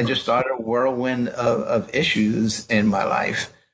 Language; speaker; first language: English; native; English